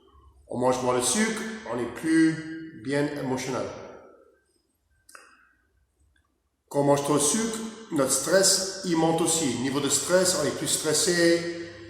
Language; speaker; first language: French; non-native, learner; English